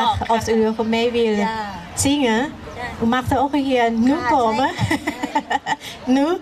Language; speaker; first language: Dutch; non-native, learner; Thai